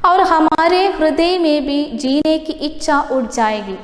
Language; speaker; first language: Hindi; non-native, local second language; Malayalam